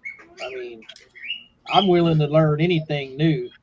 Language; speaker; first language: English; native; English